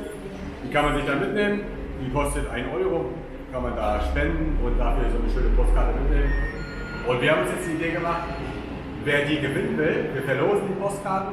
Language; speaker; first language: German; native; German